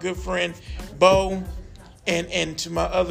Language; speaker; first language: English; native; English